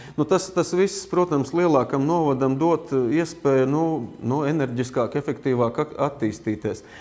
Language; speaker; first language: Latvian; native; Latvian